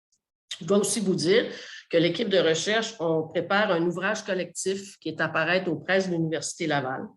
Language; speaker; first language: French; native; French